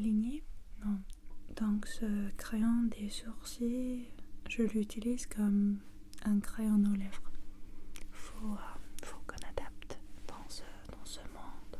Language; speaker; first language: French; non-native, learner; English